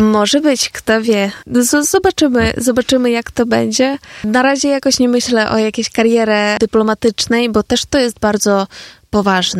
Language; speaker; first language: Polish; non-native, fluent; Ukrainian